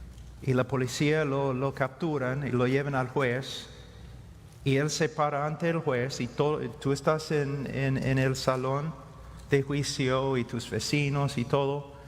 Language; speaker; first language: Spanish; non-native, fluent; English